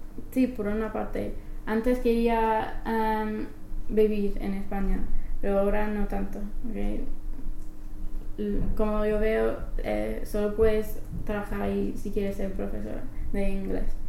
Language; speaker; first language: Spanish; non-native, fluent; English